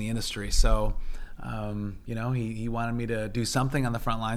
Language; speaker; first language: English; native; English